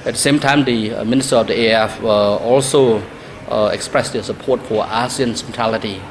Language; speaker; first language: English; non-native, fluent; Khmer